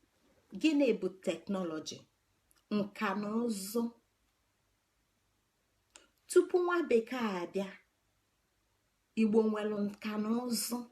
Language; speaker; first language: Igbo; native; Igbo